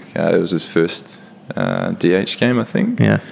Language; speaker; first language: English; native; English